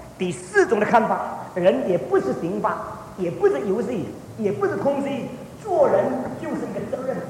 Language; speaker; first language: Chinese; early bilingual, heritage; Chinese